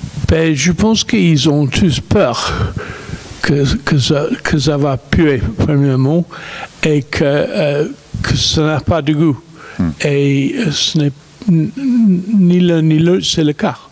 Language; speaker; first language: French; non-native, fluent; English